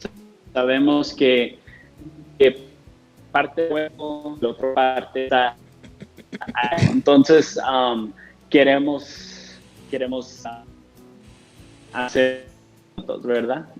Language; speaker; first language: Spanish; non-native, fluent; English